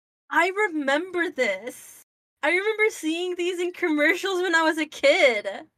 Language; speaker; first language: English; early bilingual, other home language; Spanish